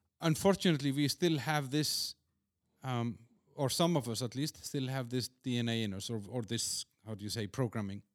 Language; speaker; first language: English; non-native, fluent; Icelandic